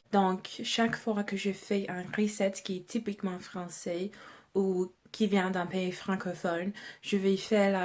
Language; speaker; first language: French; non-native, fluent; English